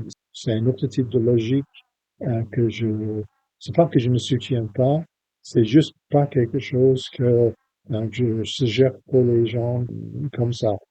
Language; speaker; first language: French; non-native, fluent; English